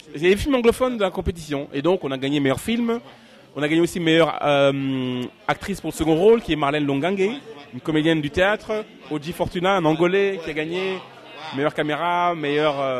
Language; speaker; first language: French; non-native, local second language; Lingala